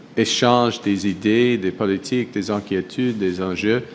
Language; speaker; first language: French; non-native, fluent; English